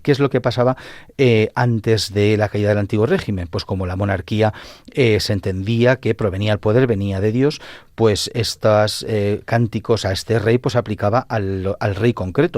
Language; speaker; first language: Spanish; native; Spanish